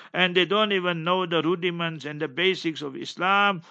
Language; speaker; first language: English; native; English